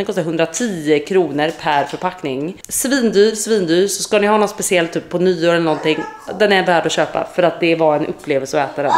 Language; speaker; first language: Swedish; native; Swedish